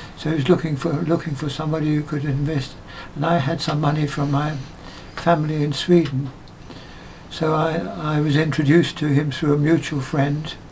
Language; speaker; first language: English; native; English